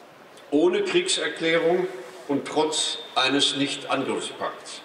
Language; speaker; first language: German; native; German